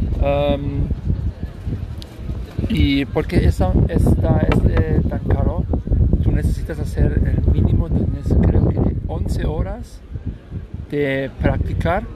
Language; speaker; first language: Spanish; non-native, learner; German